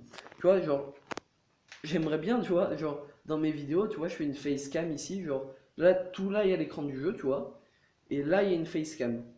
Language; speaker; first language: French; native; French